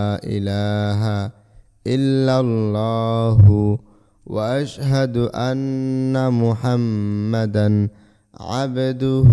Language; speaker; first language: Arabic; non-native, learner; Bangla